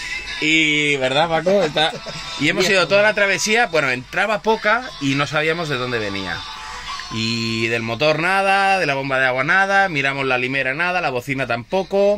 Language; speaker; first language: Spanish; native; Spanish